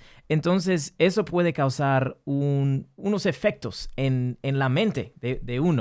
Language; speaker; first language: Spanish; early bilingual, heritage; English